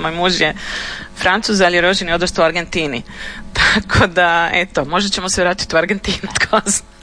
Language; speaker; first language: Serbian; native; Serbian